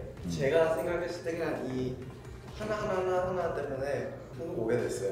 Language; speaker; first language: Korean; non-native, fluent; English